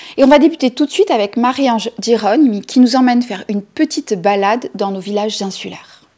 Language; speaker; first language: French; native; French